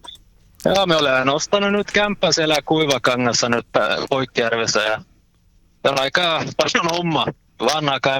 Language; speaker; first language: Finnish; non-native, local second language; Swedish